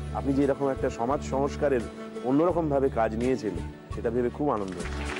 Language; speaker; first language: Bangla; native; Bangla